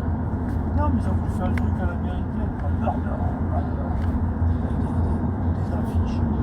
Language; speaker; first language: French; native; French